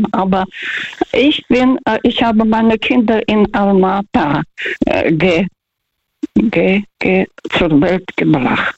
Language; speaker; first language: German; early bilingual, heritage; Russian